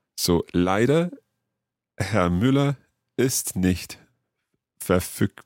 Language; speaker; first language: German; non-native, learner; English